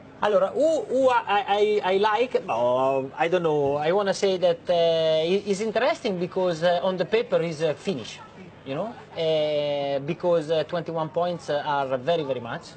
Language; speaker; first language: English; non-native, learner; Italian